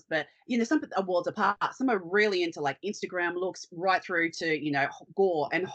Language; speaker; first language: English; native; English